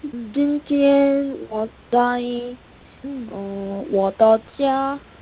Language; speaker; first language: Chinese; non-native, learner; Korean